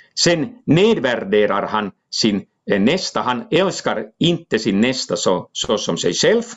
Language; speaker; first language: Swedish; non-native, local second language; Finnish